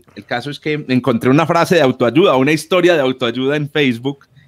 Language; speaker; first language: Spanish; native; Spanish